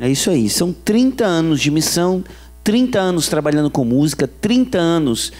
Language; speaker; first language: Portuguese; native; Portuguese